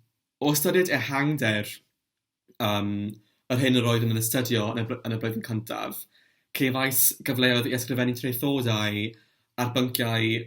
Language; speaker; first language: Welsh; non-native, local second language; English